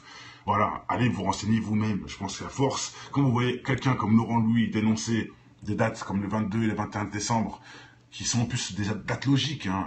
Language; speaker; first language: French; native; French